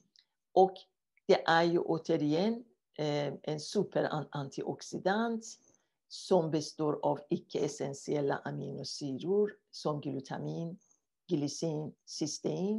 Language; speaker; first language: Swedish; non-native, fluent; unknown